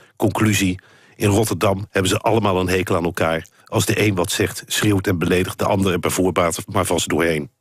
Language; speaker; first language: Dutch; native; Dutch